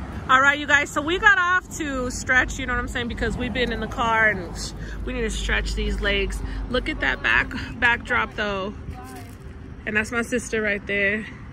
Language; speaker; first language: English; early bilingual, other home language; Spanish